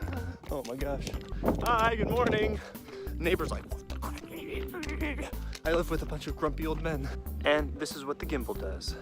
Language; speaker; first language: English; native; English